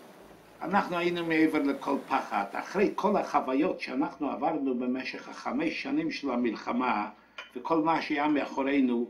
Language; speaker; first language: Hebrew; non-native, fluent; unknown